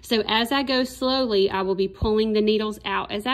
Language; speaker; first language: English; native; English